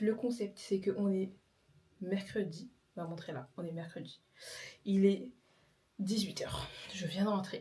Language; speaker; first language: French; native; French